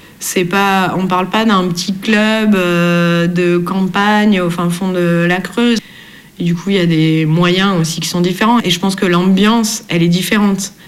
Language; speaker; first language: French; native; French